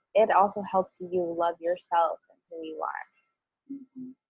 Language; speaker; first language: English; early bilingual, other home language; Spanish